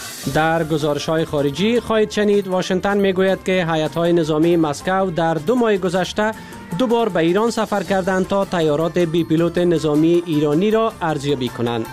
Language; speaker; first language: Persian; native; Persian